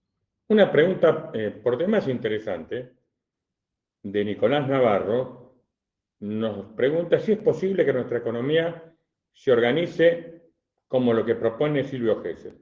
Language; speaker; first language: Spanish; native; Spanish